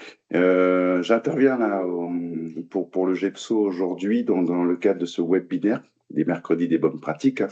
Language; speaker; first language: French; native; French